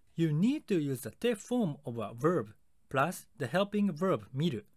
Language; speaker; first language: English; non-native, fluent; Japanese